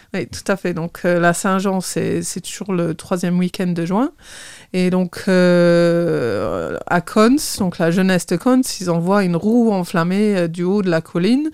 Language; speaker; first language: French; non-native, fluent; English